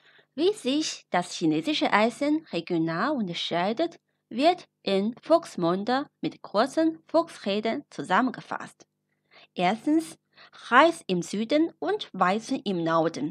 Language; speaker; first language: German; non-native, fluent; Chinese